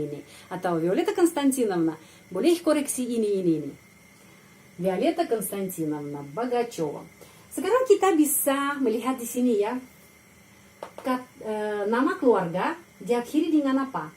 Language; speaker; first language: Indonesian; non-native, fluent; Russian